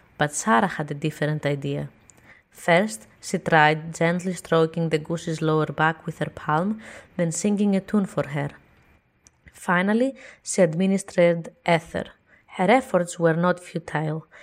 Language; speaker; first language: English; non-native, fluent; Greek